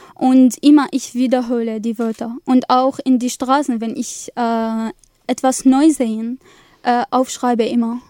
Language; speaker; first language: German; non-native, learner; Arabic